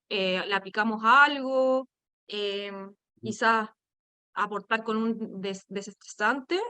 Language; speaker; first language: Spanish; native; Spanish